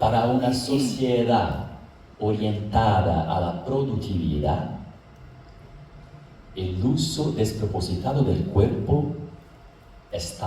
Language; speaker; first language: Spanish; non-native, fluent; Portuguese